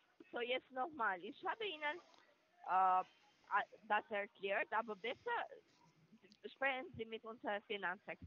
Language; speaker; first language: German; non-native, learner; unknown